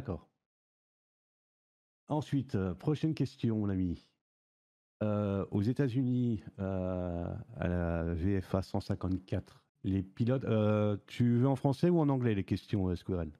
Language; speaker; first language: French; native; French